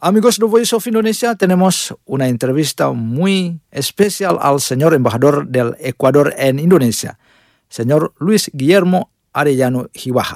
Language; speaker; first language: Spanish; non-native, fluent; Indonesian